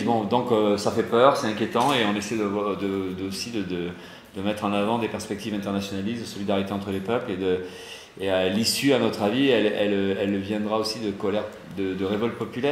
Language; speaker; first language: French; native; French